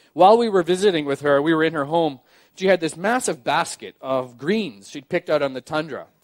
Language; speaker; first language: English; native; English